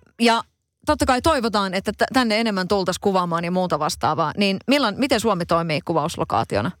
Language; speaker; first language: Finnish; native; Finnish